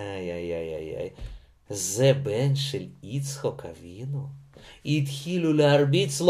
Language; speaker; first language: Hebrew; non-native, fluent; Russian